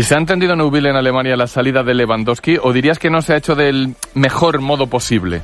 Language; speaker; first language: Spanish; native; Spanish